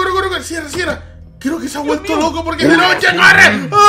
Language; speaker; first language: Spanish; native; Spanish